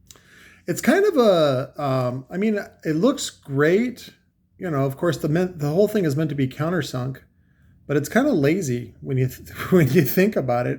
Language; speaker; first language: English; native; English